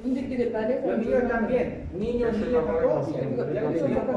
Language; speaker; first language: Spanish; native; Spanish